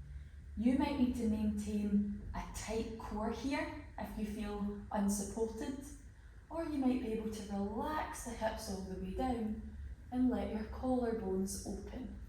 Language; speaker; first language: English; native; English